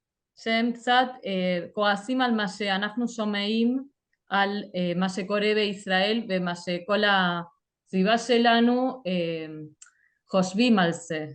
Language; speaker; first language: Hebrew; non-native, fluent; Spanish